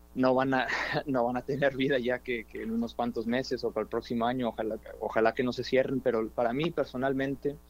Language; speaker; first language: Spanish; early bilingual, heritage; Spanish